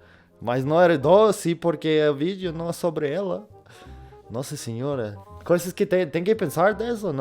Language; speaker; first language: Portuguese; non-native, learner; English